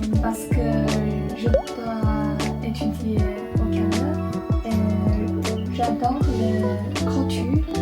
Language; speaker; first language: French; non-native, learner; Chinese